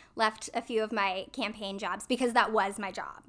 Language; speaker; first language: English; native; English